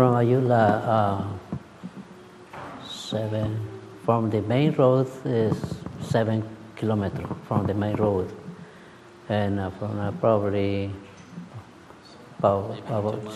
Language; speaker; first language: English; non-native, learner; Spanish